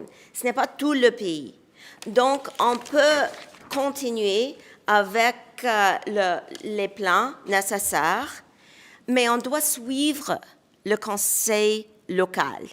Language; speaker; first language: French; non-native, local second language; English